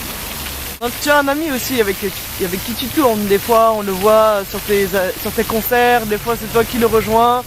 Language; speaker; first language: French; native; French